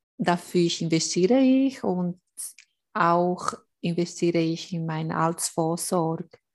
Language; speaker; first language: German; non-native, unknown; Portuguese